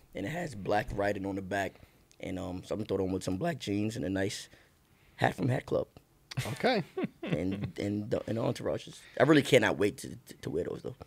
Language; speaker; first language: English; native; English